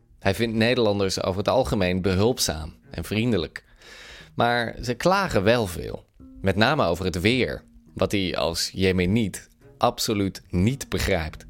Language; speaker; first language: Dutch; native; Dutch